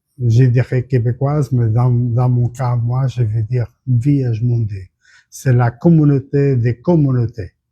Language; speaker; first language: French; non-native, fluent; Portuguese